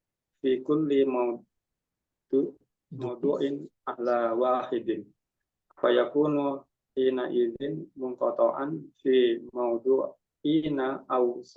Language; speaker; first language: Arabic; non-native, learner; Indonesian